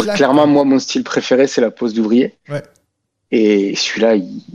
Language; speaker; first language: French; native; French